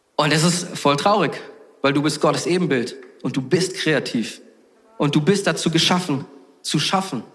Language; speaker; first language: German; native; German